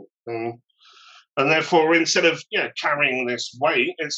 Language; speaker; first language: English; native; English